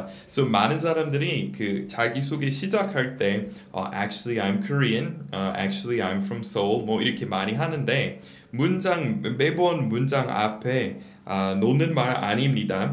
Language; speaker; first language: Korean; non-native, fluent; English